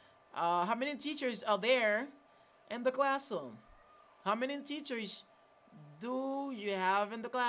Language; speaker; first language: English; non-native, fluent; Haitian Creole